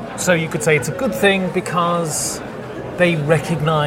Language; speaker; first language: English; native; English